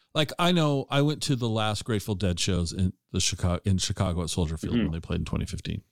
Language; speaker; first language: English; native; English